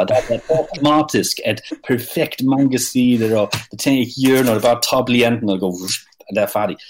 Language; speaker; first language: Norwegian; non-native, fluent; English